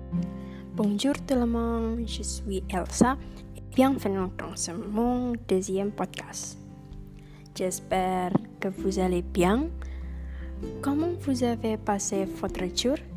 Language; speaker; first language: French; non-native, learner; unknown